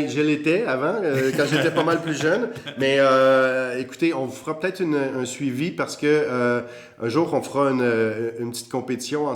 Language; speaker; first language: French; native; French